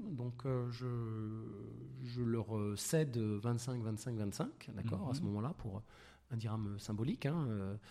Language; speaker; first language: French; native; French